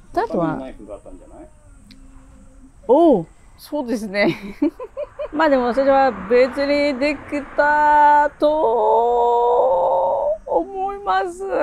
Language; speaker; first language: Japanese; non-native, learner; Arabic